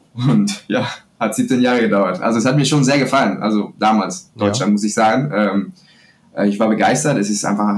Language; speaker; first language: German; non-native, fluent; Spanish